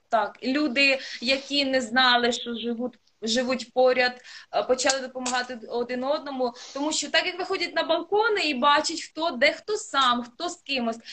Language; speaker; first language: Ukrainian; non-native, local second language; Russian